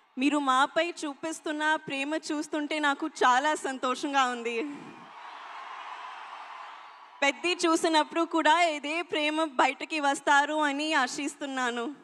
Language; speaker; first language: Telugu; non-native, learner; Hindi